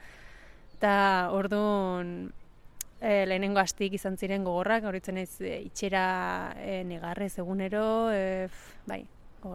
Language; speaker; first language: Basque; early bilingual, other home language; Spanish